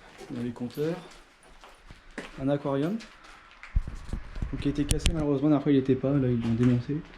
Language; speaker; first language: French; native; French